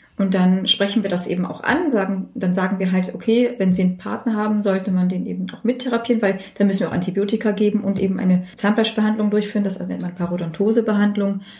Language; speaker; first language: German; native; German